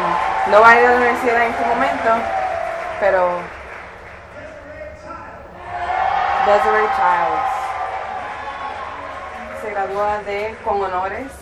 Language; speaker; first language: Spanish; early bilingual, heritage; Spanish